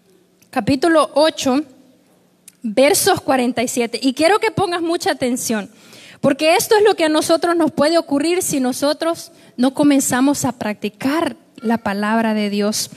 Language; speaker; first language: Spanish; native; Spanish